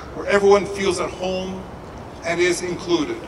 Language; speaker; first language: English; native; English